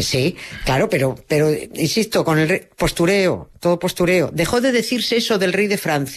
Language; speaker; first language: Spanish; native; Spanish